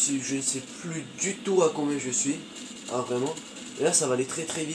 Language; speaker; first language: French; native; French